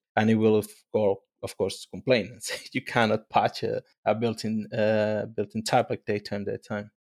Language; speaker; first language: English; non-native, fluent; Spanish